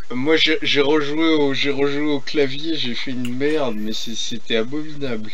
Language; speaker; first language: French; native; French